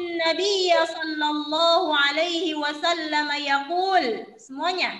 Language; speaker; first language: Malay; non-native, local second language; Javanese